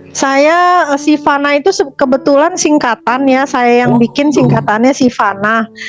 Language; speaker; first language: Indonesian; native; Indonesian